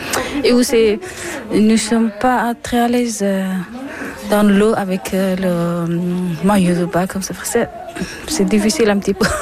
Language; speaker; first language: French; non-native, learner; Persian